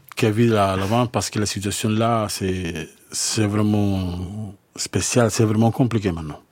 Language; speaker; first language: French; non-native, fluent; Spanish